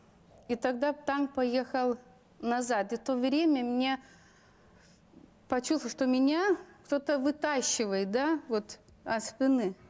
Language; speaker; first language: Russian; non-native, local second language; Lithuanian